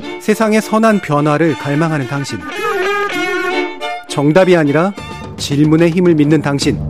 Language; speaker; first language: Korean; native; Korean